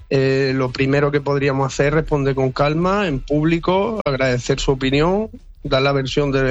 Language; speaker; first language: Spanish; native; Spanish